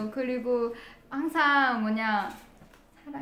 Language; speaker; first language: Korean; non-native, learner; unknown